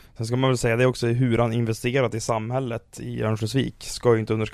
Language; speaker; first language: Swedish; native; Swedish